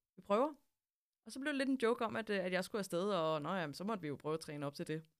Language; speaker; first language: Danish; native; Danish